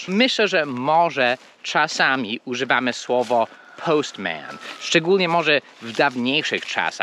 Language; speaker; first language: Polish; non-native, fluent; English